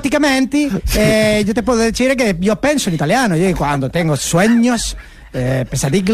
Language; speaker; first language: Spanish; native; Spanish